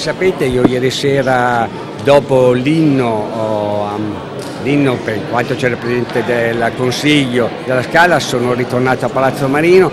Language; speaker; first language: Italian; native; Italian